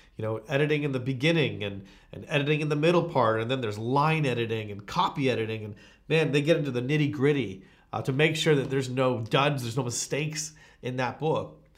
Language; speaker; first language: English; native; English